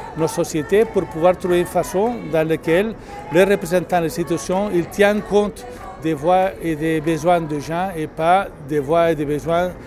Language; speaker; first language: French; non-native, fluent; Catalan